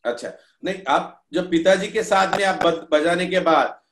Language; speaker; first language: Hindi; non-native, local second language; Marathi